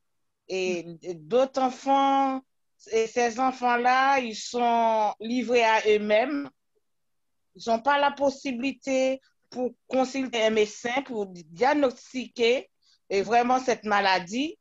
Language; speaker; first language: French; non-native, local second language; Haitian Creole